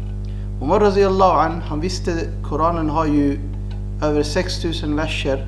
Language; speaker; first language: Swedish; non-native, fluent; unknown